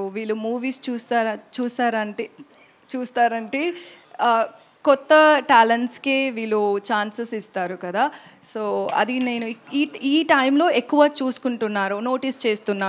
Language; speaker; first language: Telugu; non-native, learner; Tamil